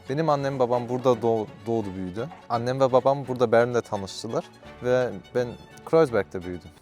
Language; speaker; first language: Turkish; early bilingual, heritage; Turkish